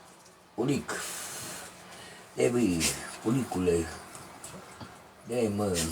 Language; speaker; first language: Romanian; native; Romanian